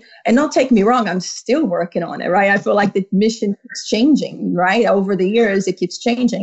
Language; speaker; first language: English; non-native, fluent; Portuguese